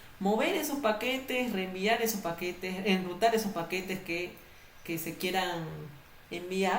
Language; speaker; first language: Spanish; native; Spanish